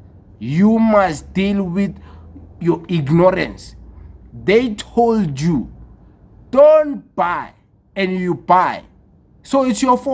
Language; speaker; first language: English; non-native, local second language; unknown